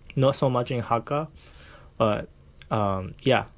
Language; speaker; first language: English; non-native, fluent; Japanese